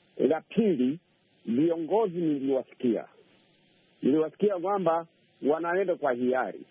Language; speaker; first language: Swahili; non-native, local second language; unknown